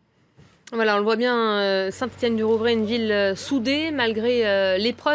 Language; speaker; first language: French; native; French